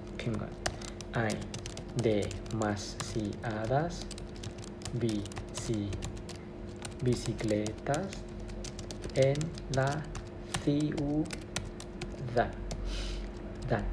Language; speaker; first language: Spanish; non-native, learner; Thai